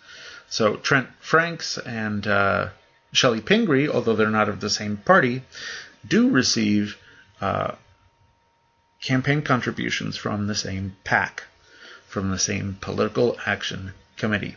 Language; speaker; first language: English; native; English